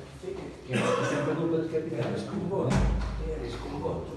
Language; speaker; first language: Italian; native; Italian